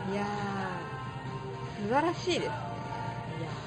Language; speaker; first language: Japanese; native; Japanese